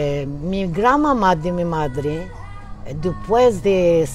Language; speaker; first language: Spanish; early bilingual, heritage; Turkish